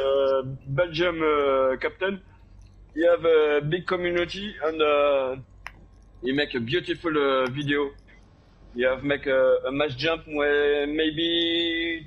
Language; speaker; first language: English; non-native, learner; French